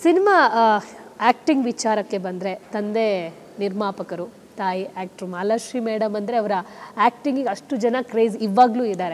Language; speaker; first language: Kannada; native; Kannada